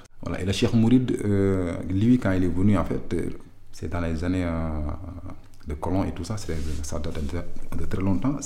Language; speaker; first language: French; non-native, local second language; Wolof